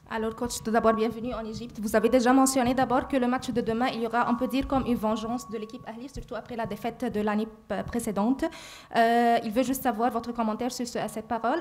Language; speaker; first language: French; non-native, fluent; Arabic